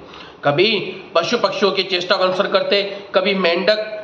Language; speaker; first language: Hindi; native; Hindi